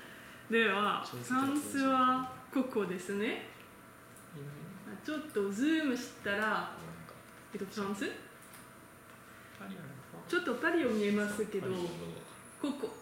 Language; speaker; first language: Japanese; non-native, learner; French